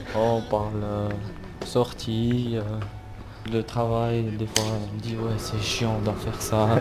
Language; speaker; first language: French; early bilingual, other home language; Portuguese